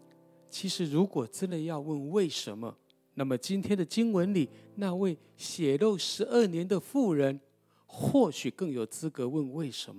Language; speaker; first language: Chinese; native; Chinese